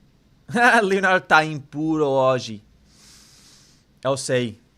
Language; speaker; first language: Portuguese; non-native, learner; English